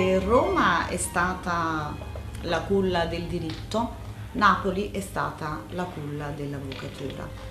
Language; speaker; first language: Italian; native; Italian